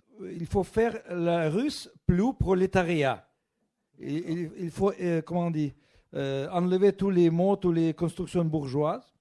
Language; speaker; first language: French; non-native, fluent; Russian